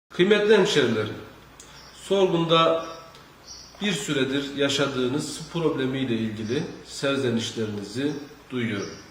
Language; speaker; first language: Turkish; native; Turkish